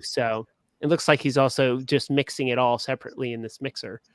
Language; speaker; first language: English; native; English